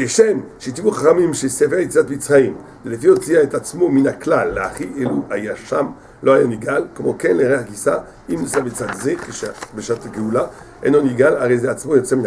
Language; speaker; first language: Hebrew; non-native, fluent; French